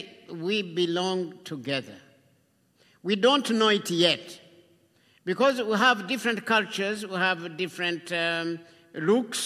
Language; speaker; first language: English; non-native, local second language; Kinyarwanda